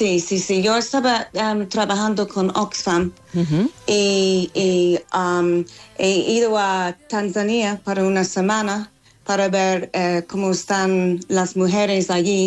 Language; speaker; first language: Spanish; non-native, fluent; English